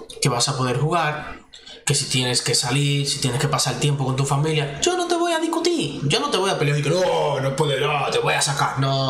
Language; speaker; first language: Spanish; native; Spanish